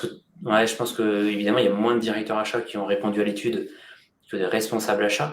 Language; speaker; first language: French; native; French